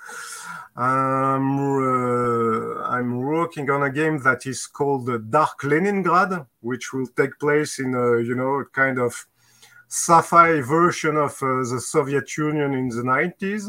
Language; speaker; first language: English; non-native, fluent; French